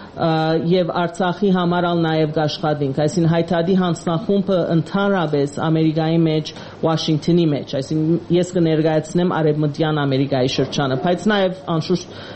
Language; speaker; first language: Armenian; native; Armenian